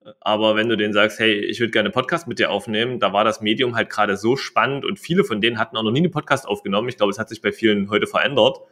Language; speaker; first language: German; native; German